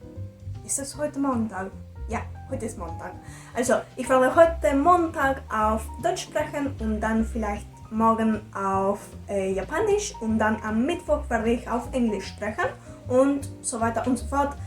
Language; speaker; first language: German; non-native, learner; Spanish